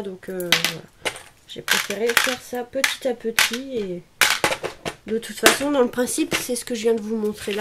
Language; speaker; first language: French; native; French